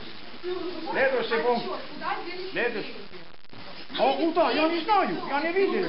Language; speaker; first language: Russian; non-native, local second language; Estonian